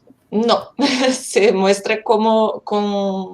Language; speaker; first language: Spanish; non-native, fluent; Portuguese